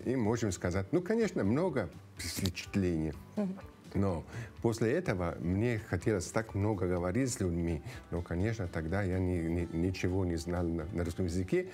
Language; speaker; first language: Russian; non-native, fluent; Italian